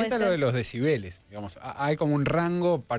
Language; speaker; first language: Spanish; native; Spanish